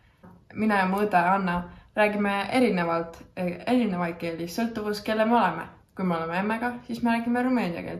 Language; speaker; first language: Estonian; early bilingual, heritage; Estonian